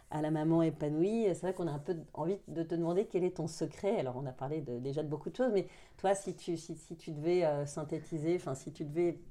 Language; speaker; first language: French; native; French